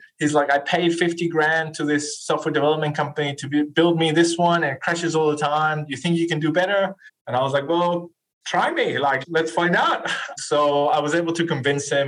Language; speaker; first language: English; non-native, fluent; Spanish